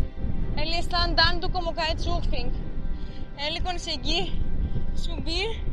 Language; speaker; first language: Portuguese; non-native, learner; Greek